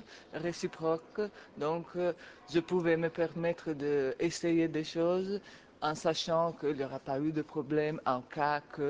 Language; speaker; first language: French; non-native, fluent; Italian